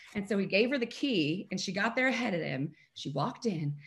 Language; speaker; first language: English; native; English